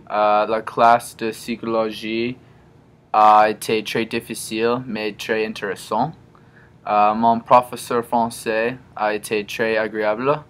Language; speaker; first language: French; non-native, learner; English